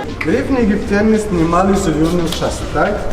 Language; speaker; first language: Russian; non-native, learner; Arabic